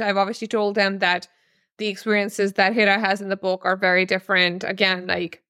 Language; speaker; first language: English; non-native, local second language; Urdu